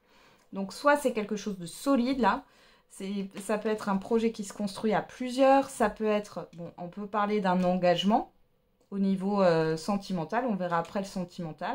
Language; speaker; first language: French; native; French